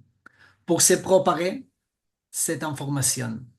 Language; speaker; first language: French; non-native, fluent; Catalan